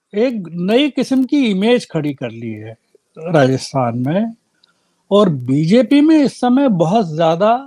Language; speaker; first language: Hindi; native; Hindi